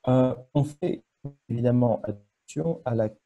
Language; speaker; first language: French; non-native, fluent; Russian